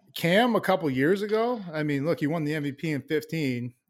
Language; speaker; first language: English; native; English